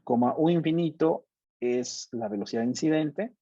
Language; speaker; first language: Spanish; native; Spanish